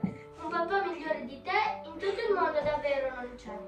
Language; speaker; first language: Italian; early bilingual, other home language; Filipino